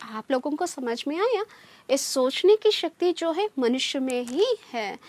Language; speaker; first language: Hindi; non-native, local second language; Kannada